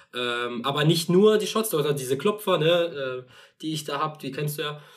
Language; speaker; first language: German; non-native, fluent; Russian